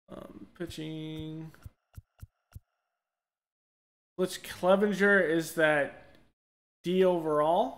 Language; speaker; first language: English; native; English